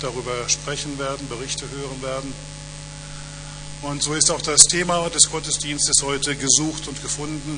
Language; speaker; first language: German; native; German